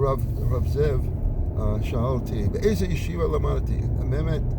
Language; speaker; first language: Hebrew; non-native, fluent; English